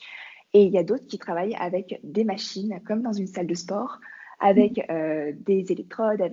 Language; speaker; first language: French; native; French